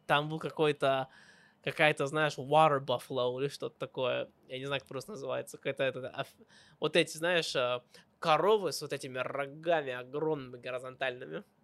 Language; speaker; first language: Russian; early bilingual, heritage; Russian